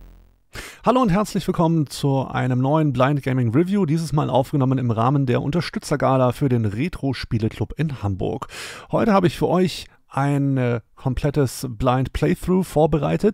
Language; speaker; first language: German; native; German